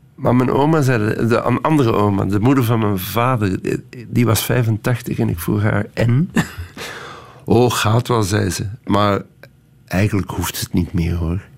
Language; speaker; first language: Dutch; native; Dutch